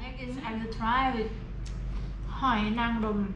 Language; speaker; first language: English; non-native, learner; Thai